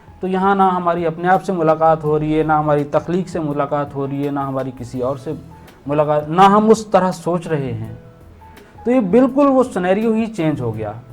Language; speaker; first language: Urdu; non-native, local second language; Punjabi